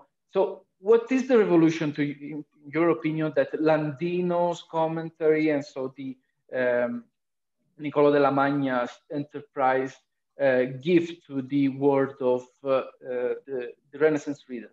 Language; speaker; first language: English; non-native, fluent; Italian